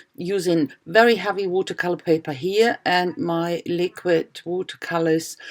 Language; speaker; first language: English; non-native, fluent; German